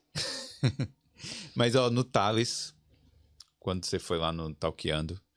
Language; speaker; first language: Portuguese; native; Portuguese